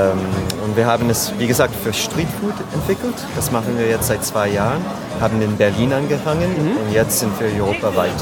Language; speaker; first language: German; non-native, fluent; French